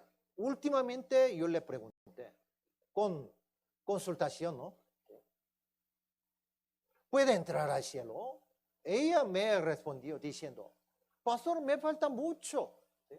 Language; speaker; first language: Spanish; non-native, fluent; Korean